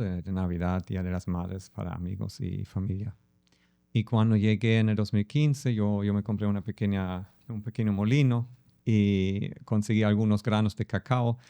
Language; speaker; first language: Spanish; non-native, fluent; German